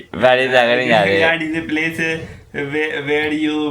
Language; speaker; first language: English; non-native, local second language; Urdu